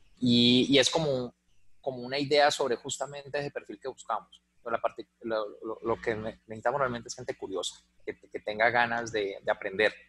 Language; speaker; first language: Spanish; native; Spanish